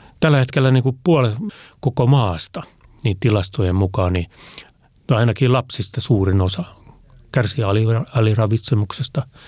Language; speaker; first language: Finnish; native; Finnish